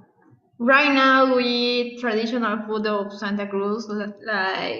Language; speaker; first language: English; non-native, learner; Spanish